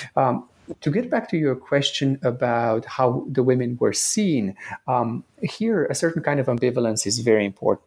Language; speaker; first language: English; non-native, fluent; Romanian